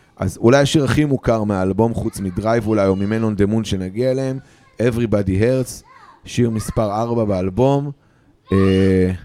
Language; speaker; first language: Hebrew; native; Hebrew